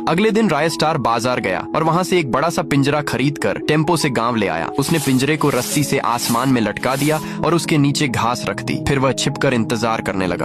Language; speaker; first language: Hindi; native; Hindi